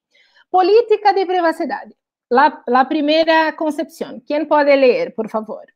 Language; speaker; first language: Spanish; non-native, learner; Portuguese